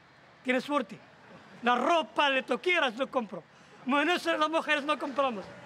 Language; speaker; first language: Spanish; non-native, learner; Arabic